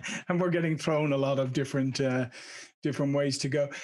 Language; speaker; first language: English; native; English